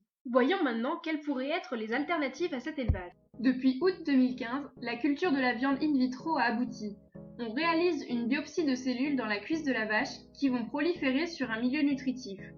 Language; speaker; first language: French; native; French